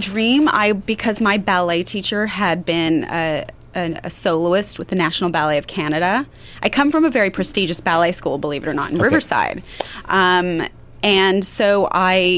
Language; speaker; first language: English; native; English